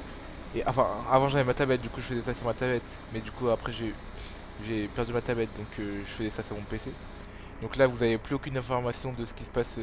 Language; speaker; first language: French; native; French